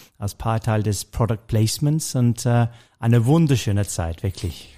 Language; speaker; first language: German; non-native, fluent; English